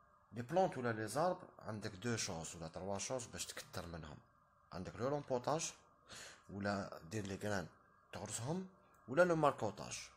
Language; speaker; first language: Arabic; native; Arabic